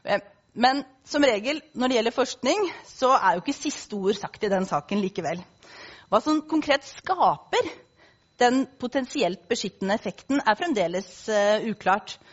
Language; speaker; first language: Norwegian; native; Norwegian